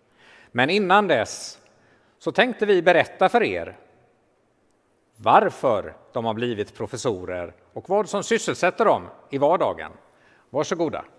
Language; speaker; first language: Swedish; native; Swedish